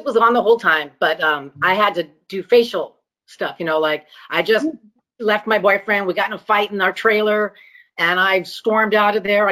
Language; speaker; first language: English; early bilingual, other home language; Greek